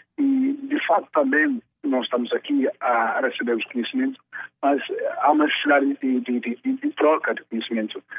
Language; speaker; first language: Portuguese; non-native, local second language; Upper Guinea Crioulo